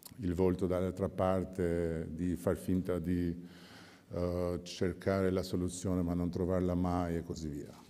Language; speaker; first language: Italian; non-native, fluent; Albanian